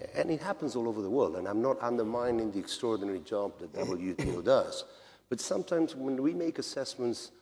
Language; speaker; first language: English; non-native, fluent; Spanish